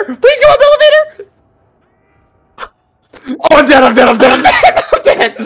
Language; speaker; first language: English; native; English